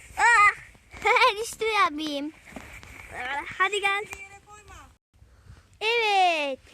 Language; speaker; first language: Turkish; native; Turkish